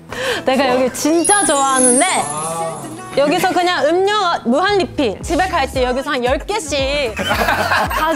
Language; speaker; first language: Korean; non-native, fluent; Japanese